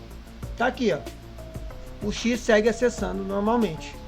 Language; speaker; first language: Portuguese; native; Portuguese